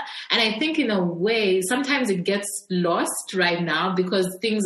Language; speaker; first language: English; non-native, local second language; Bemba